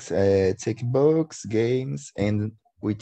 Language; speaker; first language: English; non-native, learner; Portuguese